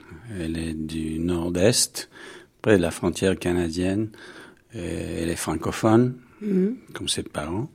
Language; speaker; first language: French; non-native, fluent; English